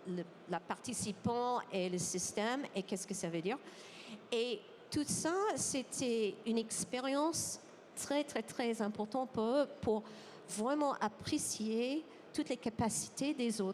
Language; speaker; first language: French; non-native, fluent; English